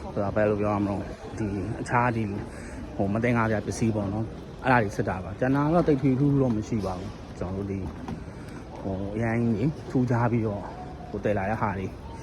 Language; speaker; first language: Burmese; native; Burmese